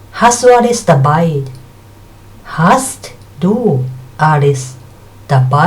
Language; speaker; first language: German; non-native, fluent; Thai